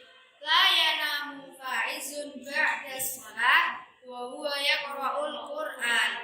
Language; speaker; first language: Arabic; non-native, learner; Indonesian